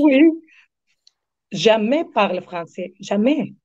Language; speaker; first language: French; non-native, learner; Arabic